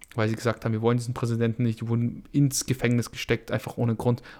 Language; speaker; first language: German; non-native, fluent; Russian